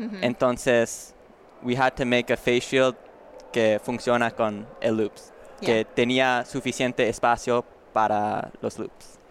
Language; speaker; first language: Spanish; non-native, learner; English